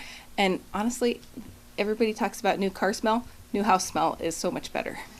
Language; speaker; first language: English; native; English